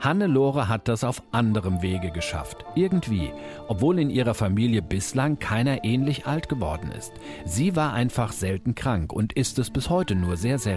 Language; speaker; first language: German; native; German